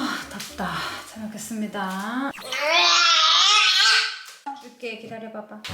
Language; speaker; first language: Korean; native; Korean